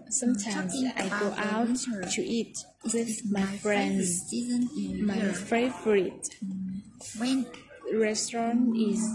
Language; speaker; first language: English; non-native, learner; Vietnamese